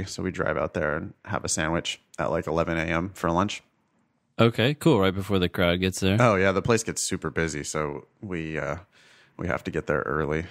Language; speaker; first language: English; native; English